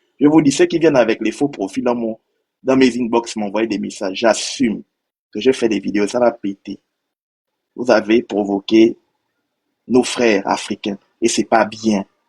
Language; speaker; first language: French; native; French